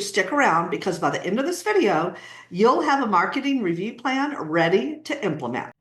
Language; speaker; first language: English; native; English